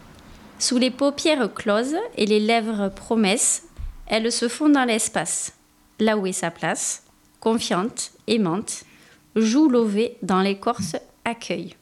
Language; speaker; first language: French; native; French